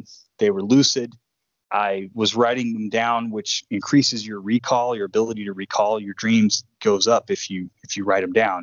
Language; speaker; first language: English; native; English